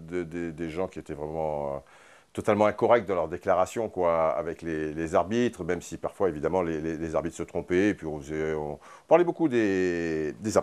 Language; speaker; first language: French; native; French